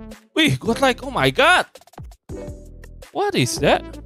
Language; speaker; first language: English; non-native, learner; Indonesian